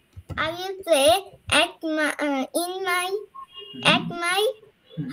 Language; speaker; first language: English; non-native, learner; Bangla